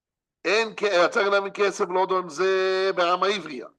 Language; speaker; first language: Hebrew; non-native, fluent; English